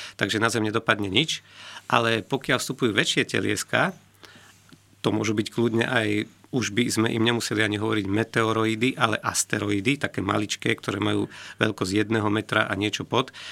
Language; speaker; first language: Slovak; native; Slovak